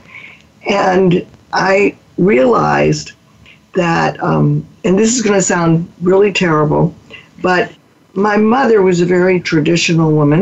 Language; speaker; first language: English; native; English